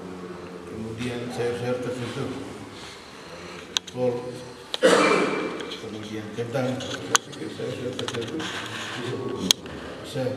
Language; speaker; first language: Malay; non-native, local second language; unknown